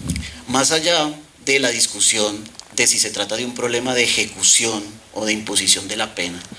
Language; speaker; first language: Spanish; native; Spanish